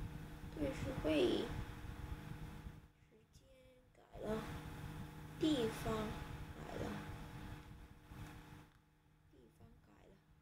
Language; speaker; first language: Chinese; non-native, learner; Vietnamese